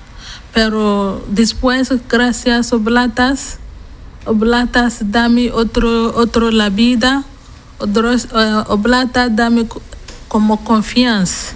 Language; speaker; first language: Spanish; non-native, learner; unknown